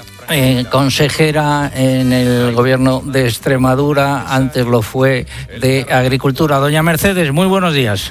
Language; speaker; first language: Spanish; native; Spanish